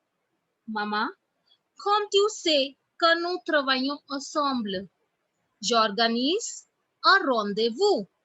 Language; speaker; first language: French; non-native, fluent; Hindi